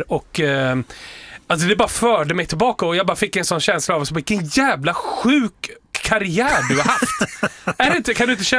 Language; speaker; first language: Swedish; native; Swedish